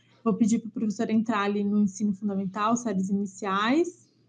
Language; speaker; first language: Portuguese; native; Portuguese